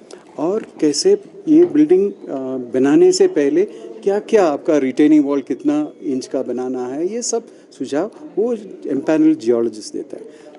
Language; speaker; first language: Hindi; non-native, local second language; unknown